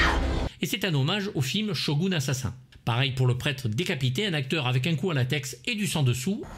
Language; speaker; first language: French; native; French